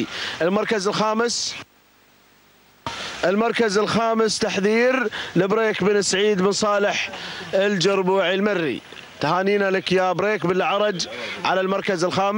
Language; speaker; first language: Arabic; native; Arabic